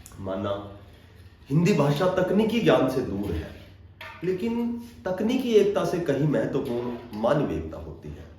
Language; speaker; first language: Hindi; native; Hindi